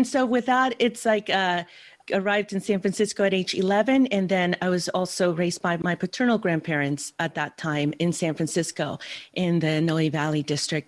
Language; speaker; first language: English; early bilingual, other home language; Spanish